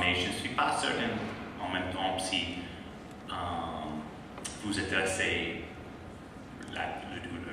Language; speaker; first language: French; non-native, fluent; English